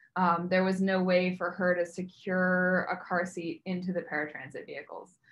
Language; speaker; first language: English; native; English